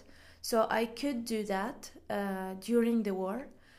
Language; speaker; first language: English; non-native, fluent; Arabic